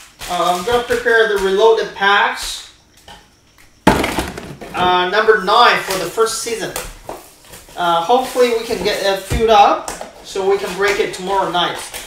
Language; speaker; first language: English; non-native, fluent; Chinese